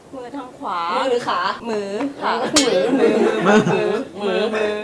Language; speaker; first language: Thai; non-native, fluent; Korean